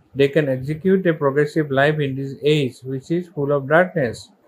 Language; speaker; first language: English; non-native, local second language; Assamese